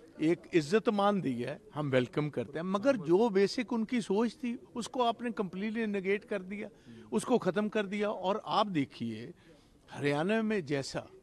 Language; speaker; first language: Hindi; non-native, local second language; Punjabi